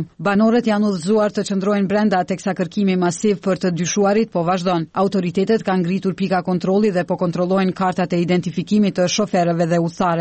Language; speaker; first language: Albanian; native; Albanian